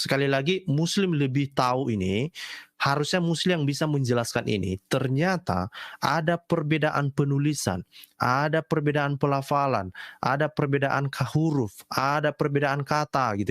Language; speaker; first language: Indonesian; native; Indonesian